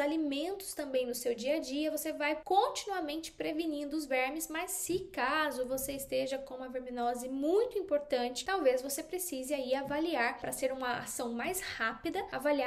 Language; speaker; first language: Portuguese; native; Portuguese